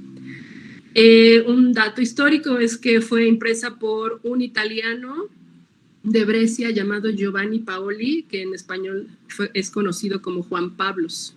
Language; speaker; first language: Spanish; native; Spanish